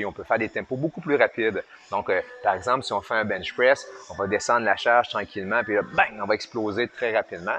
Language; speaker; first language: French; native; French